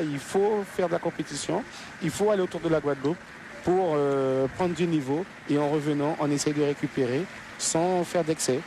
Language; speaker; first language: French; native; French